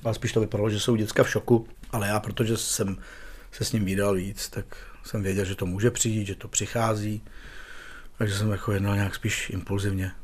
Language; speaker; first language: Czech; native; Czech